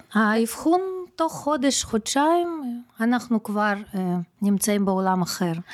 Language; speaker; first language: Hebrew; non-native, fluent; Russian